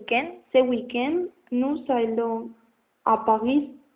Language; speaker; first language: French; non-native, learner; Spanish